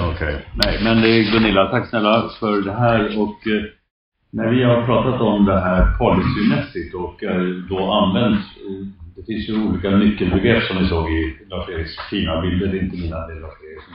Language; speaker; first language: Swedish; native; Swedish